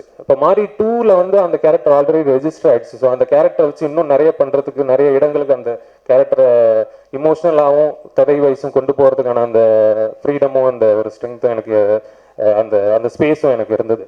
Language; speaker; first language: Tamil; native; Tamil